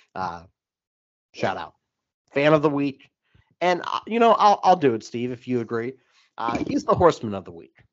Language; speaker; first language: English; native; English